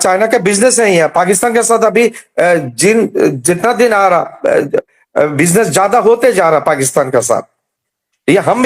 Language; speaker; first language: Hindi; non-native, learner; Bangla